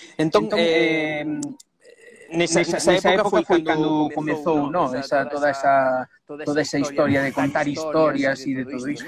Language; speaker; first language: Galician; non-native, local second language; Spanish